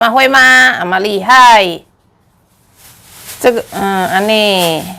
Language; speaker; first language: Chinese; non-native, learner; Javanese